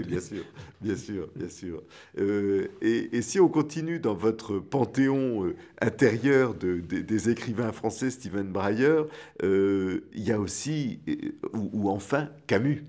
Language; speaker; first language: French; native; French